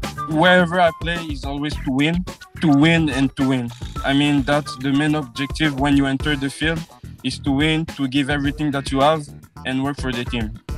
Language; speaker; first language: English; non-native, fluent; French